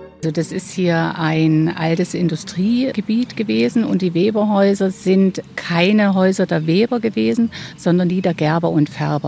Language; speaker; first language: German; native; German